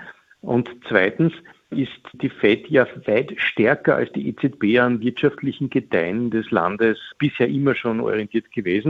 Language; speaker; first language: German; native; German